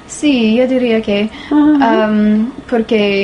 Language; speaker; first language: Spanish; non-native, learner; English